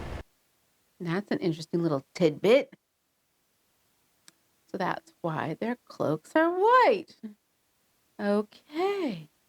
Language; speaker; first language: English; native; English